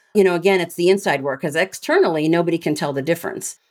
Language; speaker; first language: English; native; English